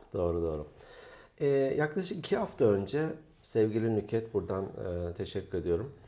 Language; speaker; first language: Turkish; native; Turkish